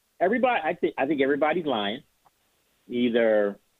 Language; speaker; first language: English; native; English